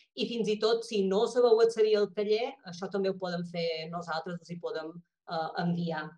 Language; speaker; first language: Catalan; native; Catalan